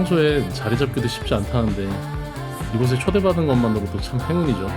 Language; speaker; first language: Korean; native; Korean